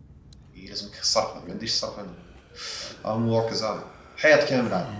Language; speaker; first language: Arabic; native; Arabic